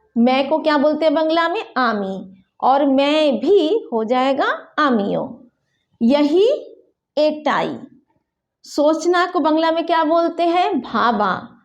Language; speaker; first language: Hindi; native; Hindi